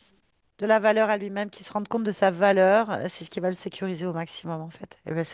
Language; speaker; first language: French; native; French